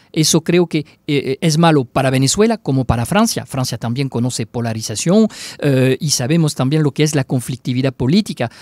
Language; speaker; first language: Spanish; non-native, fluent; French